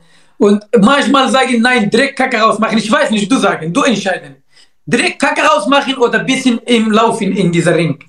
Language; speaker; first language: German; non-native, learner; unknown